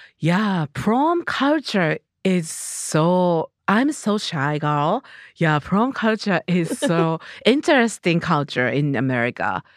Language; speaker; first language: English; non-native, learner; Japanese